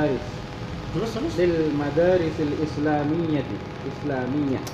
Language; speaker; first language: Arabic; non-native, learner; Indonesian